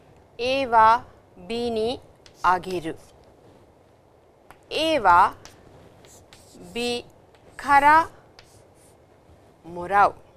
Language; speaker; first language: Japanese; non-native, fluent; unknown